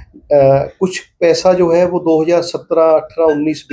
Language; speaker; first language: Hindi; non-native, local second language; Punjabi